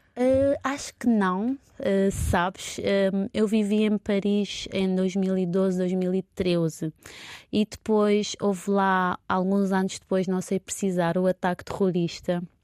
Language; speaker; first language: Portuguese; non-native, local second language; Kabuverdianu